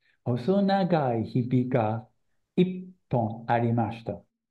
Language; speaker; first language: Japanese; non-native, learner; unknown